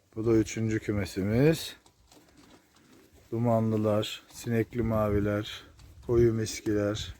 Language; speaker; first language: Turkish; native; Turkish